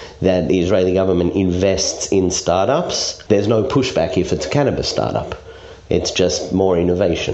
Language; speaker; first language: English; native; English